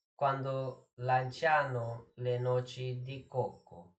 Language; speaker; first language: Italian; non-native, learner; English